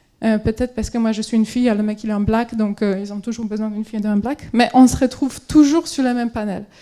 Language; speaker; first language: French; non-native, fluent; Polish